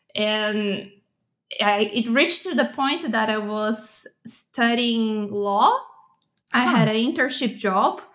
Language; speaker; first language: English; non-native, fluent; Portuguese